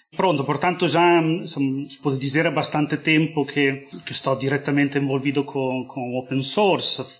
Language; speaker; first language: Portuguese; non-native, fluent; Italian